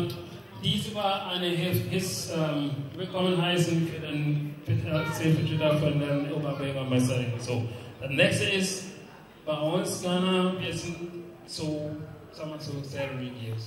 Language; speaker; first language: German; non-native, learner; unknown